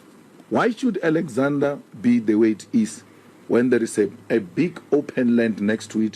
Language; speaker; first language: English; non-native, local second language; Northern Sotho